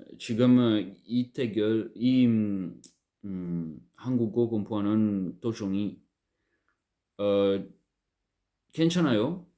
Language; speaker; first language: Korean; non-native, learner; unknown